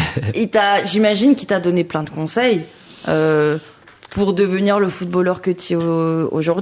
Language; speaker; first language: French; native; French